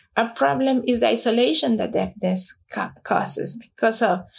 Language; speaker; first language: English; non-native, fluent; Spanish